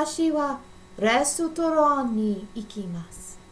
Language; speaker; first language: Japanese; non-native, learner; English